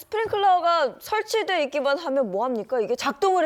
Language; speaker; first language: Korean; native; Korean